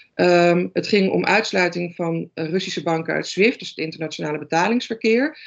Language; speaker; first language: Dutch; native; Dutch